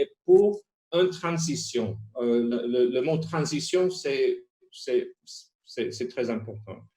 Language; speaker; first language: French; non-native, fluent; Spanish